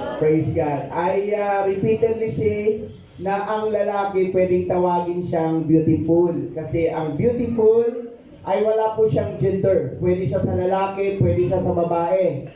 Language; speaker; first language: Filipino; non-native, local second language; Pampanga